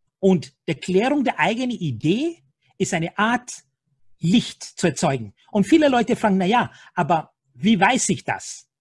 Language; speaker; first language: German; non-native, fluent; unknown